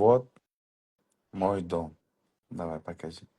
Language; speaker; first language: Russian; non-native, fluent; Uzbek